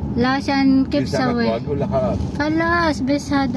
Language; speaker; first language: Arabic; non-native, learner; Filipino